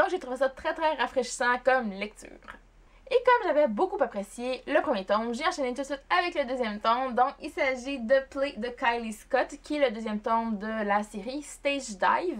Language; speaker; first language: French; native; French